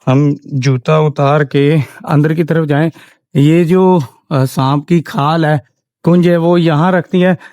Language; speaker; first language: Urdu; non-native, local second language; Punjabi